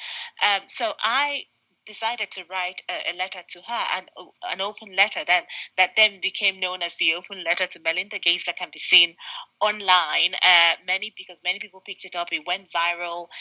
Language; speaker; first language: English; non-native, local second language; Igbo